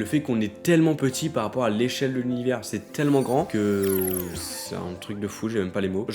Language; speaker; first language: French; native; French